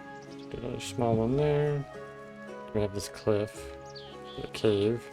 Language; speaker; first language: English; native; English